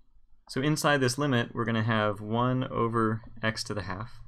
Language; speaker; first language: English; native; English